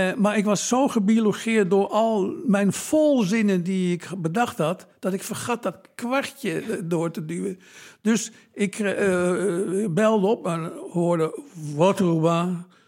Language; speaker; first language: Dutch; native; Dutch